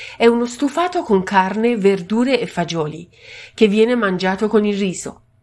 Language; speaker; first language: Italian; non-native, fluent; Persian